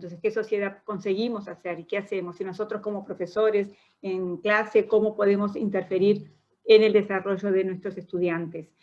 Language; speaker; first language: Spanish; non-native, fluent; Portuguese